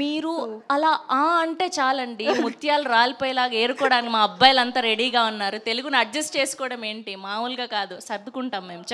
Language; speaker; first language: Telugu; native; Telugu